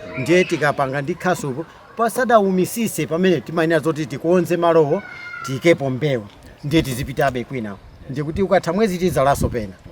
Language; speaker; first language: Nyanja; non-native, local second language; Tumbuka